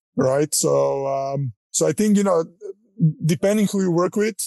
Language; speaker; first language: English; non-native, fluent; Croatian